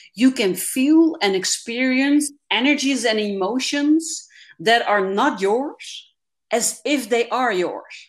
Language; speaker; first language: English; non-native, fluent; Dutch